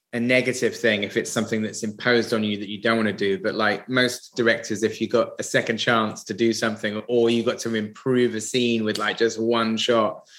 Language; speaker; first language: English; native; English